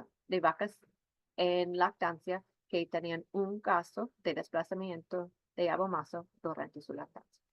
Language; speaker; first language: Spanish; non-native, fluent; English